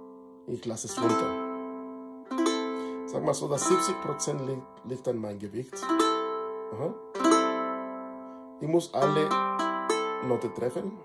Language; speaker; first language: German; non-native, fluent; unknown